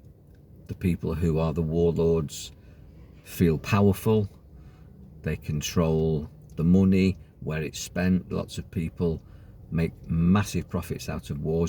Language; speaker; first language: English; native; English